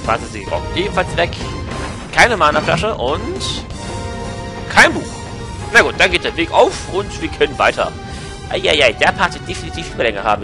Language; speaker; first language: German; native; German